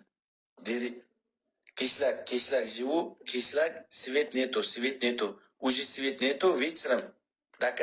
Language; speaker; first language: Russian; non-native, learner; Uzbek